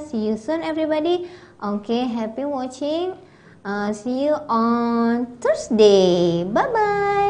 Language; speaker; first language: English; non-native, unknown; Indonesian